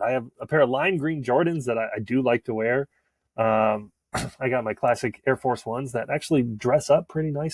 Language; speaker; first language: English; native; English